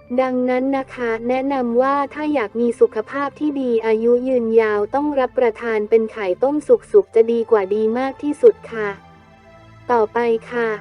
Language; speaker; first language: Thai; native; Thai